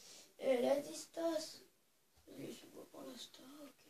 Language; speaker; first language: French; native; French